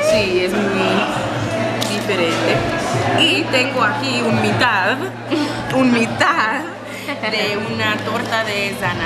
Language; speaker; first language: Spanish; non-native, learner; English